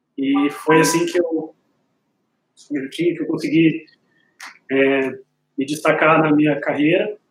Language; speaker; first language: Portuguese; native; Portuguese